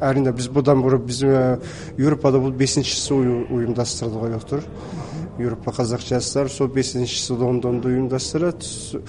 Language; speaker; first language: Kazakh; early bilingual, heritage; Kazakh